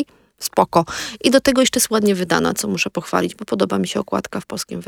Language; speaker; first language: Polish; native; Polish